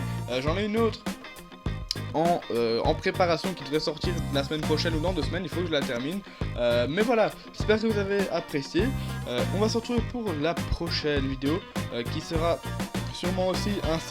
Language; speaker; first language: French; native; French